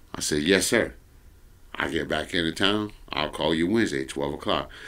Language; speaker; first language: English; native; English